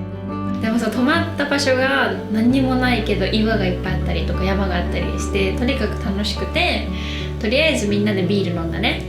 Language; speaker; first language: Japanese; native; Japanese